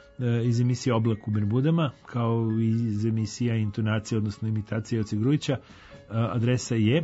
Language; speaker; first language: Croatian; native; Croatian